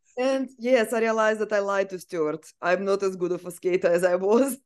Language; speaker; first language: English; non-native, fluent; Russian